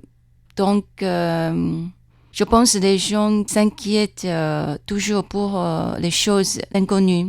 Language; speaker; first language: French; non-native, fluent; Chinese